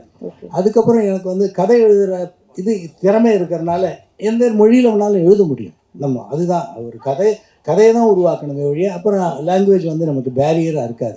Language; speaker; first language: Tamil; native; Tamil